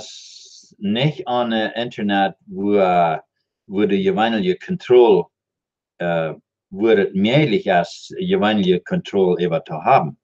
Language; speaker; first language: German; non-native, learner; Dutch